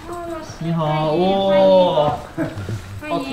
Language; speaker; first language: Chinese; non-native, fluent; Japanese